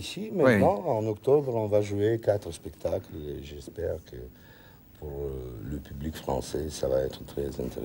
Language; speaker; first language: French; non-native, learner; Russian